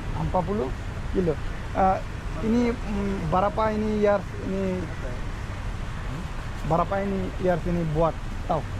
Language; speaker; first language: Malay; non-native, learner; Bangla